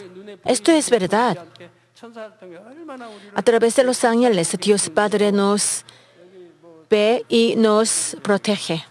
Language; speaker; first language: Spanish; non-native, fluent; Korean